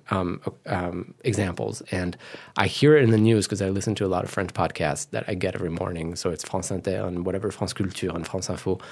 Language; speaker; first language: English; non-native, fluent; French